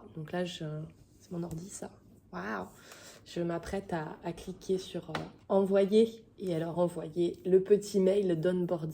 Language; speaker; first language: French; native; French